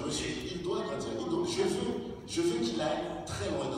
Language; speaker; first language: French; non-native, local second language; Haitian Creole